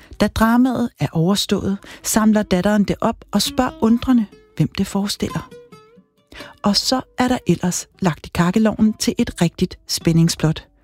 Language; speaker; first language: Danish; native; Danish